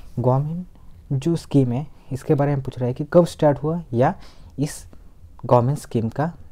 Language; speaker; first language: Hindi; non-native, local second language; Bangla